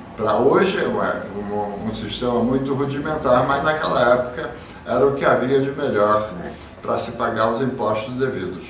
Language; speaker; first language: Portuguese; early bilingual, other home language; Yiddish